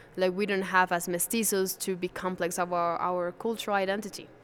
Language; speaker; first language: English; non-native, fluent; Spanish